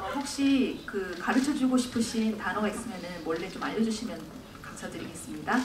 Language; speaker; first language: Korean; native; Korean